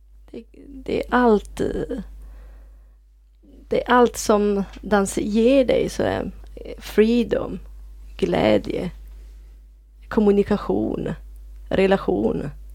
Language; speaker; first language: Swedish; non-native, fluent; Italian